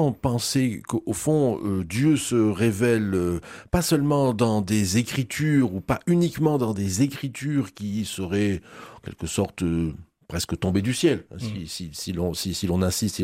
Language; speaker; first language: French; native; French